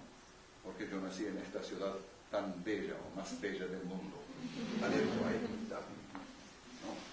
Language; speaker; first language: Spanish; non-native, fluent; Arabic